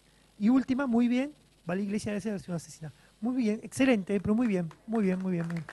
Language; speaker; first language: Spanish; native; Spanish